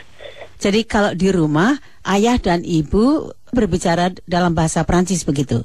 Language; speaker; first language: Indonesian; native; Indonesian